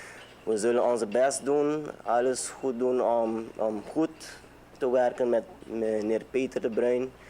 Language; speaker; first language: Dutch; non-native, local second language; Papiamento